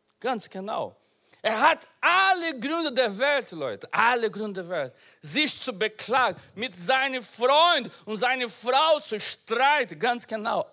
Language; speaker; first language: German; non-native, learner; Portuguese